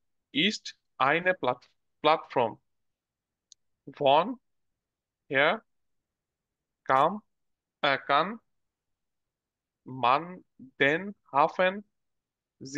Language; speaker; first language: German; non-native, learner; Bangla